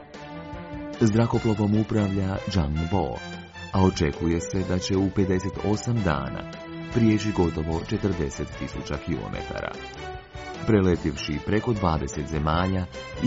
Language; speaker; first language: Croatian; native; Croatian